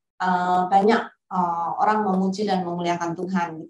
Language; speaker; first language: Indonesian; native; Indonesian